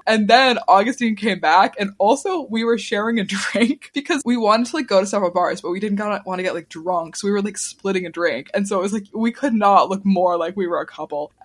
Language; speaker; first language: English; early bilingual, other home language; Italian